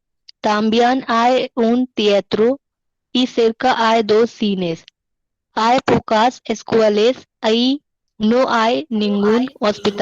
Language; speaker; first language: Spanish; non-native, learner; Hindi